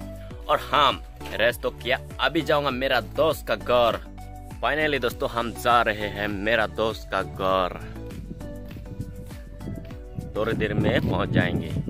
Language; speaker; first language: Hindi; non-native, local second language; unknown